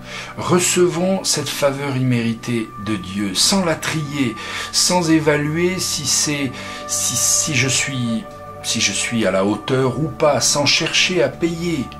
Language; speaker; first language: French; native; French